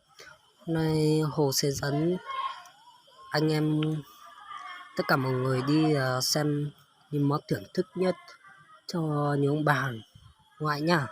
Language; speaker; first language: Vietnamese; non-native, local second language; Hmong